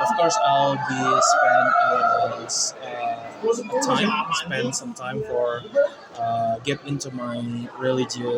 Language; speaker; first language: English; non-native, learner; Indonesian